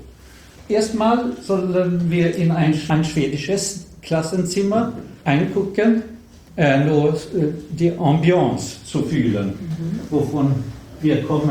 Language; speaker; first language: German; non-native, learner; Swedish